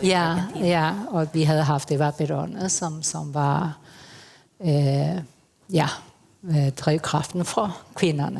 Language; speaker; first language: Danish; non-native, fluent; Spanish